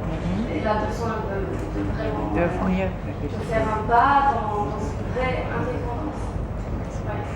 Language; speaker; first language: French; non-native, local second language; German